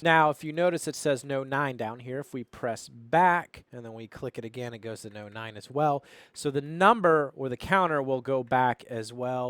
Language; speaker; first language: English; native; English